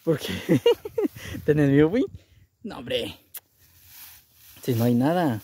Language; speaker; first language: Spanish; native; Spanish